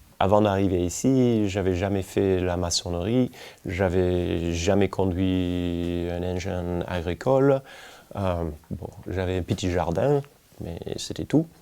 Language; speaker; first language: French; non-native, fluent; English